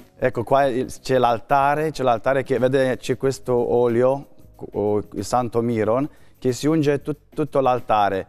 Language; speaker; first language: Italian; non-native, fluent; Romanian